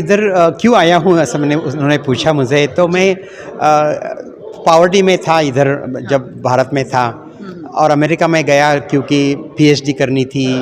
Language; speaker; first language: Hindi; non-native, local second language; Marathi